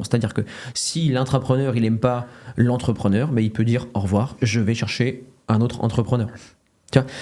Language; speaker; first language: French; native; French